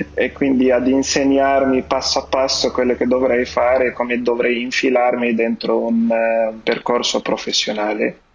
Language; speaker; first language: Italian; non-native, fluent; Arabic